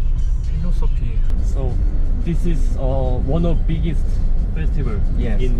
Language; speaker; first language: English; non-native, learner; Korean